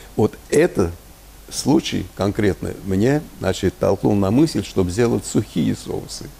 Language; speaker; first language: Russian; non-native, local second language; Armenian